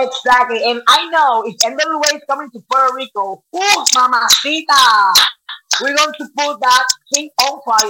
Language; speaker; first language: English; non-native, learner; Spanish